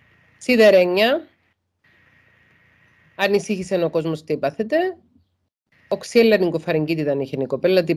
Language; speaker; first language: Greek; native; Greek